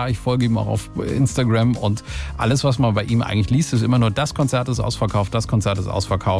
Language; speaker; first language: German; native; German